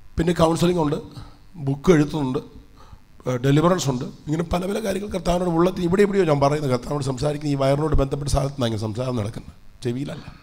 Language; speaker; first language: Malayalam; early bilingual, heritage; Malayalam